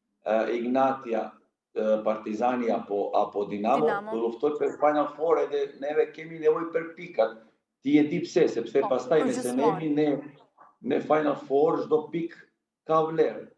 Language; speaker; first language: Albanian; non-native, fluent; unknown